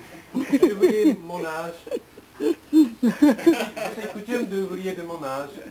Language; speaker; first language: French; non-native, fluent; Japanese